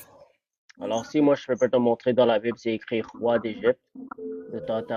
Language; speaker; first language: French; non-native, fluent; English